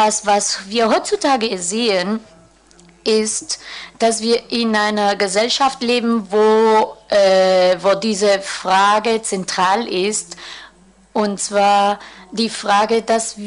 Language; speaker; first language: German; non-native, fluent; Spanish